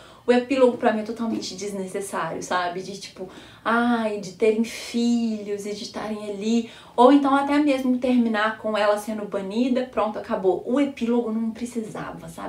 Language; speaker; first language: Portuguese; native; Portuguese